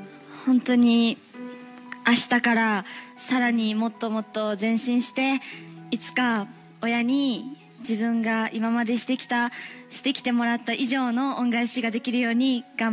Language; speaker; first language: Japanese; native; Japanese